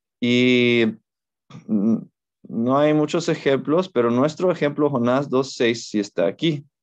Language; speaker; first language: Spanish; non-native, fluent; English